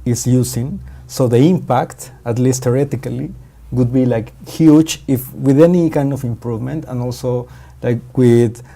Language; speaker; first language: English; non-native, fluent; Spanish